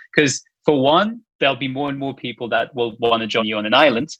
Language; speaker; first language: English; non-native, fluent; Luxembourgish